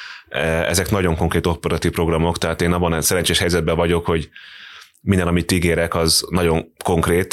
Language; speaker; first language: Hungarian; native; Hungarian